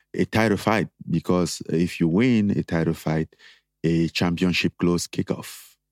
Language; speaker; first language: English; non-native, local second language; French